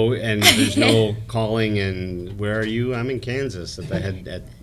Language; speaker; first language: English; native; English